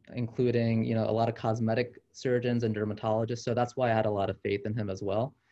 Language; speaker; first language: English; native; English